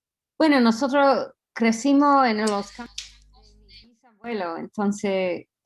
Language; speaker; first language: Spanish; non-native, fluent; English